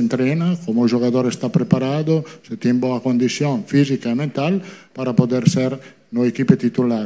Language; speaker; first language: Portuguese; non-native, fluent; Italian